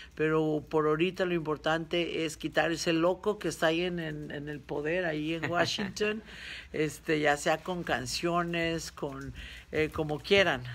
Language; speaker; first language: Spanish; early bilingual, heritage; Spanish